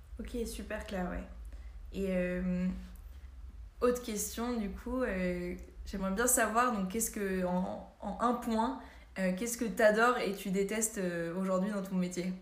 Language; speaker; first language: French; native; French